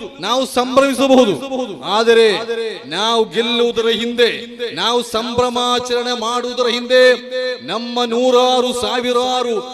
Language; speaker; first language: Kannada; non-native, local second language; Badaga